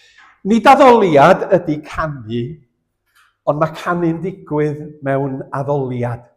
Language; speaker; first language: Welsh; native; Welsh